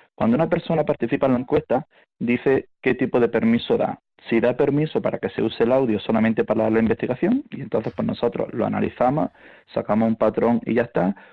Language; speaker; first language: Spanish; native; Spanish